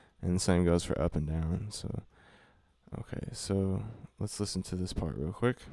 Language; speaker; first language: English; native; English